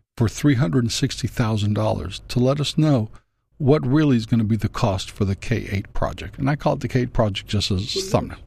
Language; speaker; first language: English; non-native, fluent; Spanish